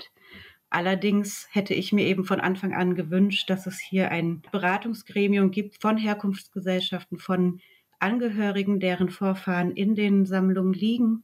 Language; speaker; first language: German; native; German